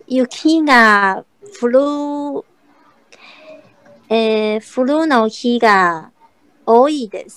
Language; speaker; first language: Japanese; non-native, learner; Chinese